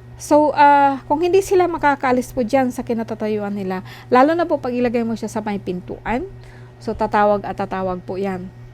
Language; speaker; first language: Filipino; non-native, local second language; Cebuano